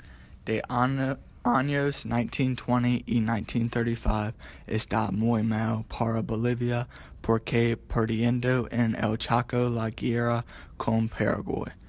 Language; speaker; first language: Spanish; non-native, learner; English